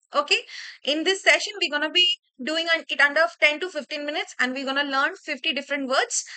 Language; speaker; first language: English; non-native, local second language; Bangla